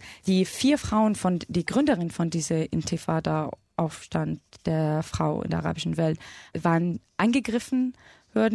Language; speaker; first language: German; non-native, fluent; Arabic